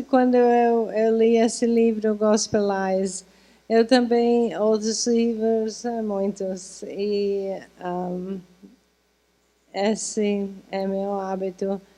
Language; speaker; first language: Portuguese; non-native, fluent; English